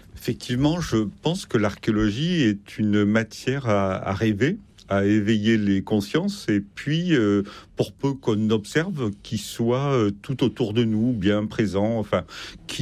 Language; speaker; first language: French; native; French